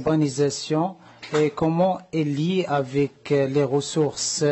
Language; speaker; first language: French; non-native, learner; Arabic